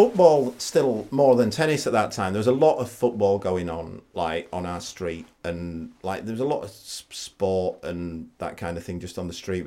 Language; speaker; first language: English; native; English